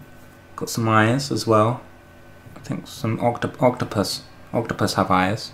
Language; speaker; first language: English; native; English